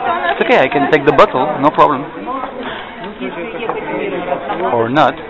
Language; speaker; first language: English; non-native, fluent; French